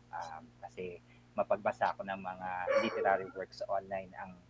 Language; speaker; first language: Filipino; native; Filipino